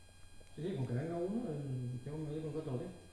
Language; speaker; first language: Spanish; native; Spanish